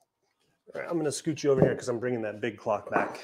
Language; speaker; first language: English; native; English